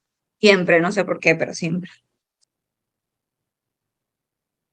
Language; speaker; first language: Spanish; native; Spanish